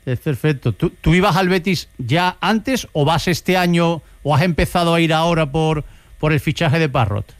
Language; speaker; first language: Spanish; native; Spanish